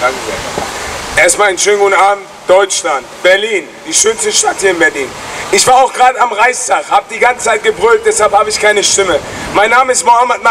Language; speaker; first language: German; non-native, fluent; Persian